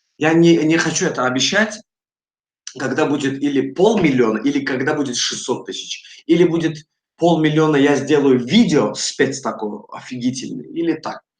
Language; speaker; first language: Russian; non-native, fluent; Azerbaijani